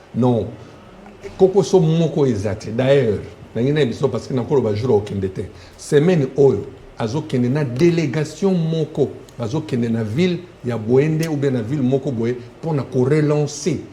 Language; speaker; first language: Lingala; native; Lingala